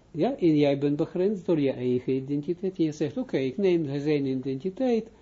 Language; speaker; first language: Dutch; non-native, fluent; Hebrew